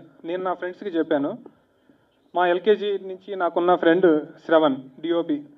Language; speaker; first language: Telugu; native; Telugu